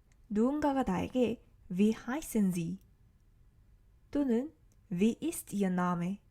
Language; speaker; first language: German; non-native, learner; Korean